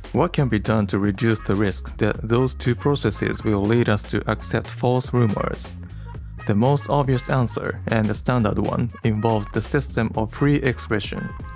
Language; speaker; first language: English; non-native, fluent; Japanese